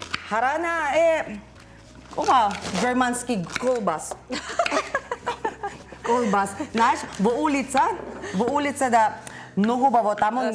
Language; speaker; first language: Macedonian; non-native, learner; Filipino